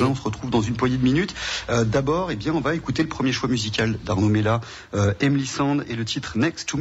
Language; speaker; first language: French; native; French